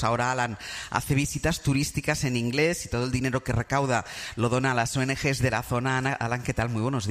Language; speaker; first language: Spanish; native; Spanish